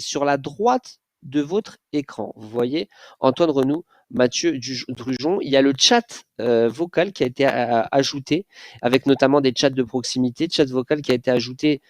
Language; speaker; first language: French; native; French